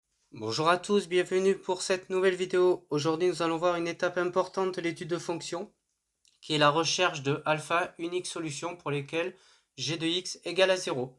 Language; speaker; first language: French; native; French